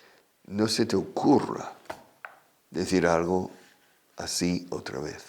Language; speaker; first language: Spanish; non-native, fluent; English